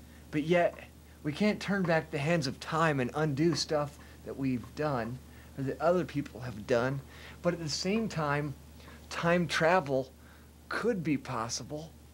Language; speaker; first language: English; native; English